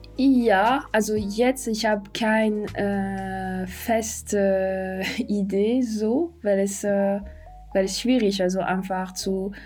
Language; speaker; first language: German; non-native, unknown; French